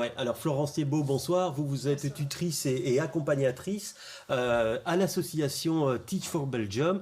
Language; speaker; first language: French; native; French